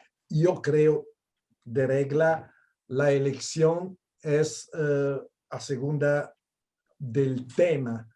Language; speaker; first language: Spanish; non-native, fluent; Italian